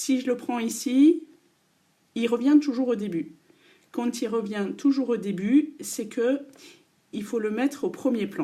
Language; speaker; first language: French; native; French